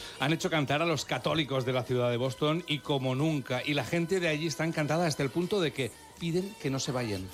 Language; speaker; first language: Spanish; native; Spanish